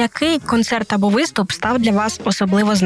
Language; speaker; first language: Ukrainian; native; Ukrainian